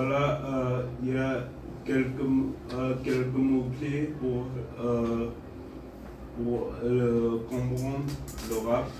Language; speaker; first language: French; non-native, fluent; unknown